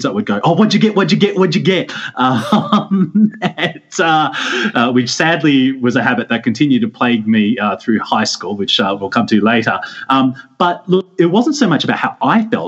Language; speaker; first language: English; native; English